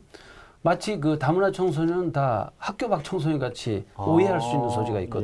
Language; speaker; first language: Korean; native; Korean